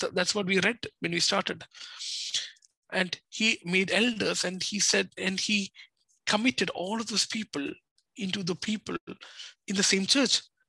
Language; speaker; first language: English; non-native, local second language; Malayalam